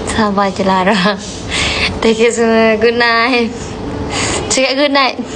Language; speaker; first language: Malay; native; Malay